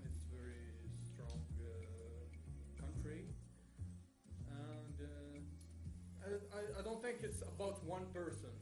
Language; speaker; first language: English; non-native, fluent; Arabic